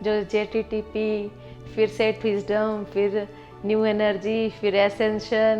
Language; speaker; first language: Hindi; native; Hindi